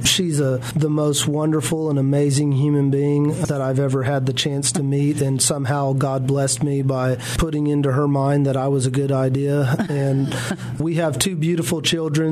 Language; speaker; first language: English; native; English